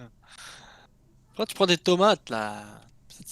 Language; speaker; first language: French; native; French